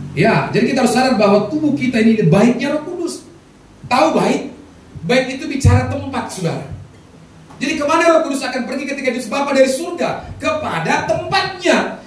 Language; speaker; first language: Indonesian; non-native, local second language; Batak Toba